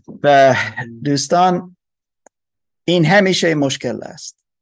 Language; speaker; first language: Persian; non-native, learner; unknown